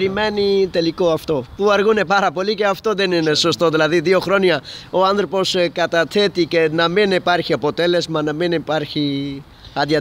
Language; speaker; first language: Greek; non-native, fluent; Urdu